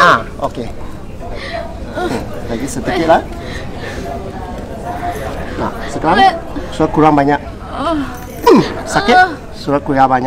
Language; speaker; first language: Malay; non-native, local second language; Cantonese